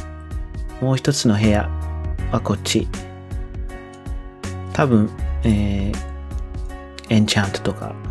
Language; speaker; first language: Japanese; non-native, learner; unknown